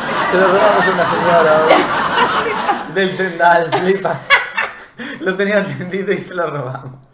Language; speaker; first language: Spanish; native; Spanish